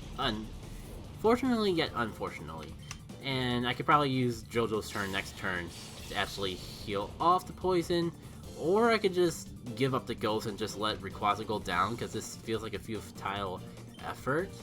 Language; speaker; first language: English; native; English